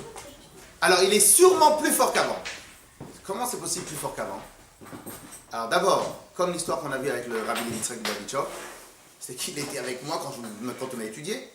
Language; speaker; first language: French; native; French